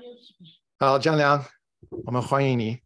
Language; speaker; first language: Chinese; non-native, fluent; English